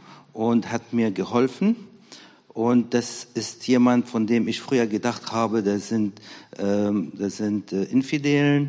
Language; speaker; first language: German; non-native, fluent; Arabic